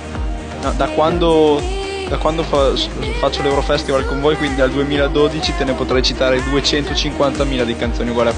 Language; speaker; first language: Italian; native; Italian